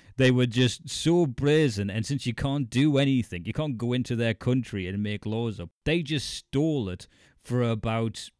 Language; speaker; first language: English; native; English